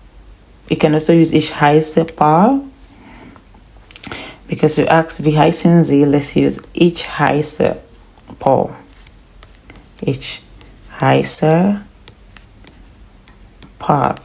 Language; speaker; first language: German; non-native, learner; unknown